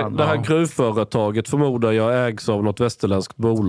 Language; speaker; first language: Swedish; native; Swedish